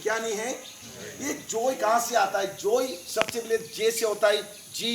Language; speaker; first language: Hindi; non-native, local second language; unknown